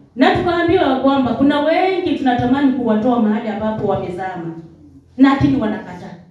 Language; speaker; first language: Swahili; native; Swahili